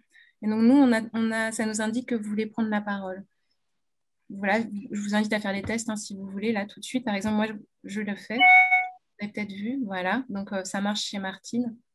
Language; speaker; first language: French; native; French